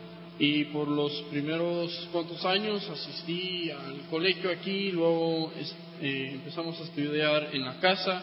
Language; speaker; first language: Spanish; non-native, local second language; English